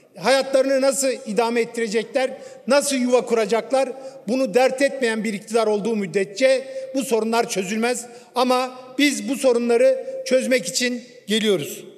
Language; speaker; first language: Turkish; native; Turkish